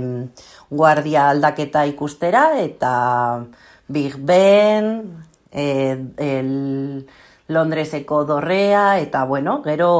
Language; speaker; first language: Basque; non-native, local second language; Spanish